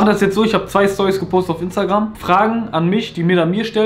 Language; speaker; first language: German; native; German